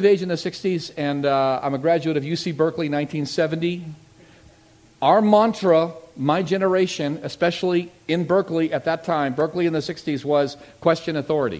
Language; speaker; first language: English; native; English